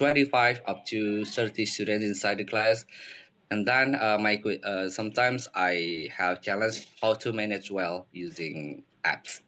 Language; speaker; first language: English; non-native, learner; Indonesian